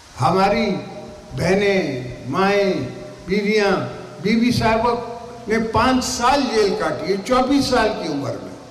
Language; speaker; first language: Urdu; non-native, local second language; Saraiki